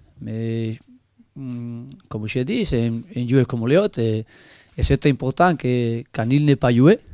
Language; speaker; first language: French; non-native, learner; Spanish